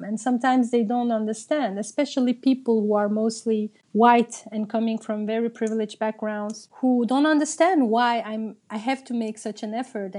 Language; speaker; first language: English; non-native, fluent; Turkish